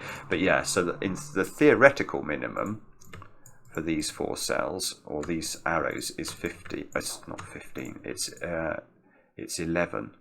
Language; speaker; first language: English; native; English